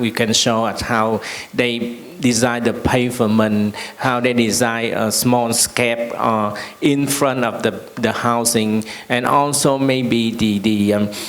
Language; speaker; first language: English; non-native, learner; Vietnamese